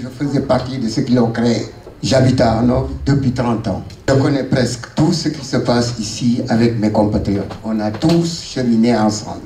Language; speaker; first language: French; non-native, local second language; Wolof